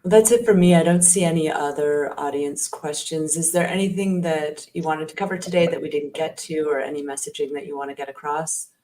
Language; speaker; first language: English; native; English